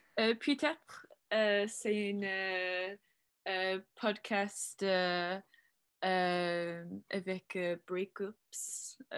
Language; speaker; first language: French; non-native, learner; English